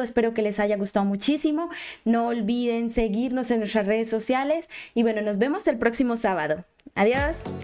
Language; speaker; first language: Spanish; native; Spanish